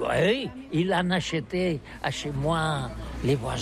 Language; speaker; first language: French; non-native, learner; Catalan